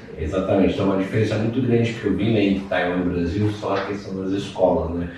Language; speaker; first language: Portuguese; native; Portuguese